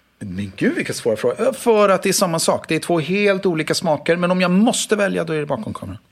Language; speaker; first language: Swedish; native; Swedish